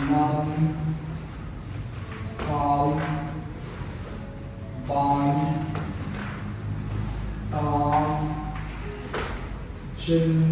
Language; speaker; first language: Vietnamese; non-native, learner; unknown